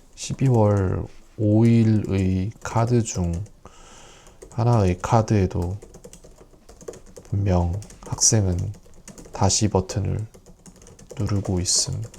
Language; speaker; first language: Korean; native; Korean